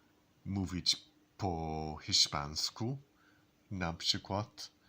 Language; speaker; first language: Polish; non-native, learner; English